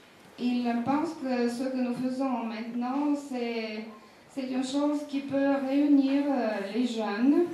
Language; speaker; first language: French; non-native, fluent; Bulgarian